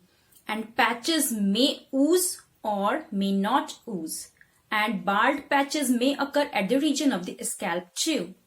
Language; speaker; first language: English; non-native, local second language; Hindi